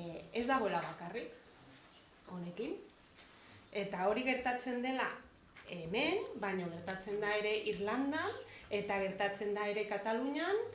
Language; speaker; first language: Basque; non-native, fluent; Catalan